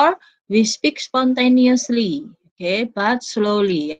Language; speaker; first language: English; non-native, fluent; Indonesian